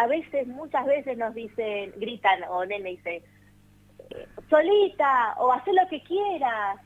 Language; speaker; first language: Spanish; native; Spanish